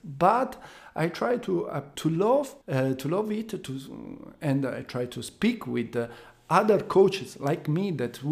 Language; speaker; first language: English; non-native, learner; Italian